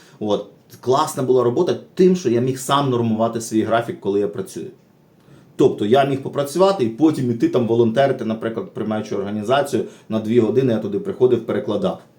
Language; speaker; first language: Ukrainian; native; Ukrainian